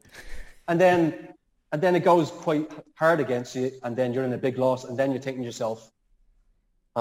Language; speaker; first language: English; native; English